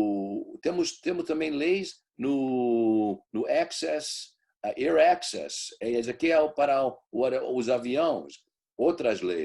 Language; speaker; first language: Portuguese; early bilingual, heritage; Portuguese